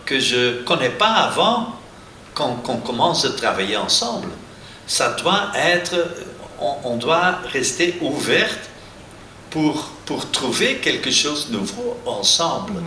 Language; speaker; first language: French; non-native, local second language; Dutch